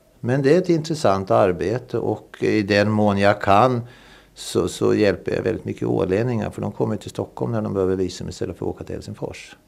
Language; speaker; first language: Swedish; native; Swedish